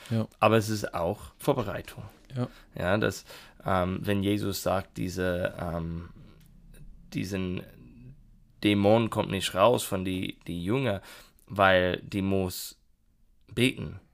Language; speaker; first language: German; non-native, learner; English